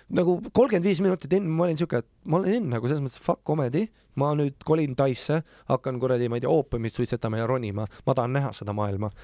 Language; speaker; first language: Estonian; native; Estonian